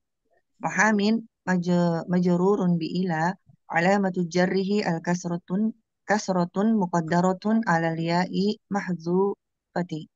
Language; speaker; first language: Arabic; non-native, learner; Indonesian